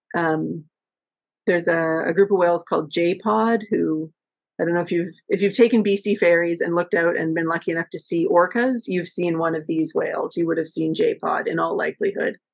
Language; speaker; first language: English; native; English